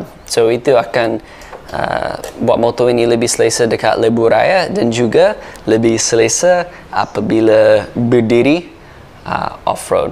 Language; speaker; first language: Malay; non-native, fluent; English